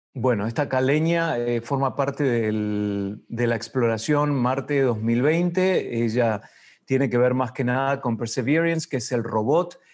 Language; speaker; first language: Spanish; native; Spanish